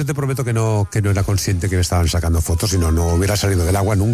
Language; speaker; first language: Spanish; native; Spanish